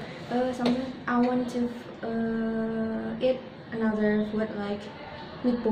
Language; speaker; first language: English; non-native, learner; Indonesian